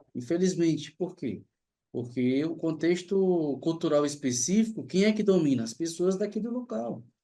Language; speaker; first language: Portuguese; native; Portuguese